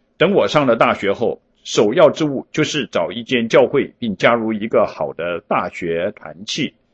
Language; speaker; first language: Chinese; early bilingual, heritage; Chinese